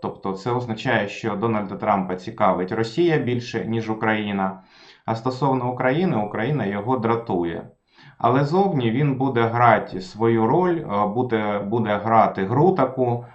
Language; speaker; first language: Ukrainian; non-native, local second language; Russian